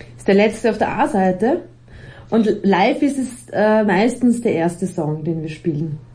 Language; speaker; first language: German; native; German